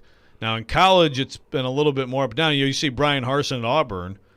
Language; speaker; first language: English; native; English